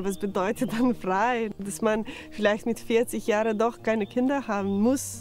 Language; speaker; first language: German; non-native, fluent; Slovenian